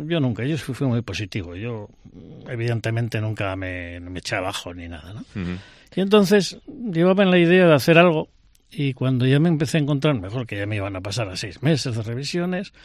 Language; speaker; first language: Spanish; native; Spanish